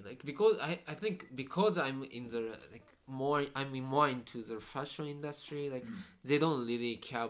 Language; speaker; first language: English; non-native, fluent; Japanese